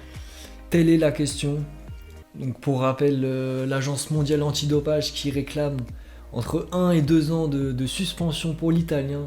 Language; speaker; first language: French; native; French